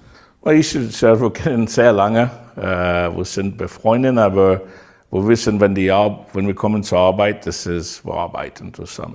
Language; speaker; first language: German; non-native, fluent; English